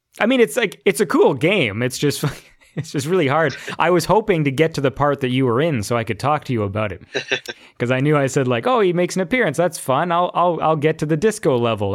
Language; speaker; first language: English; native; English